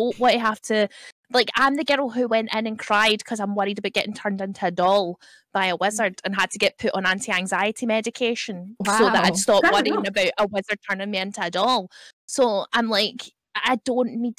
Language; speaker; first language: English; native; English